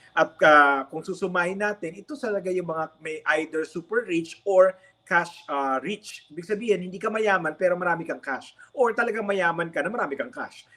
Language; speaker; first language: Filipino; native; Filipino